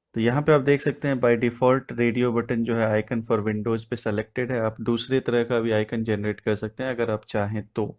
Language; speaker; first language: Hindi; native; Hindi